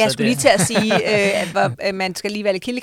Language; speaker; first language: Danish; native; Danish